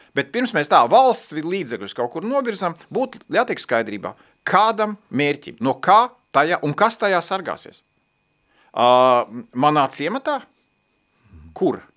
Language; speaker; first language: Latvian; native; Latvian